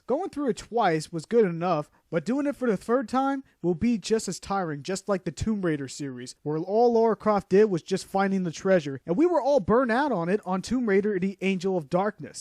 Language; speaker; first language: English; non-native, fluent; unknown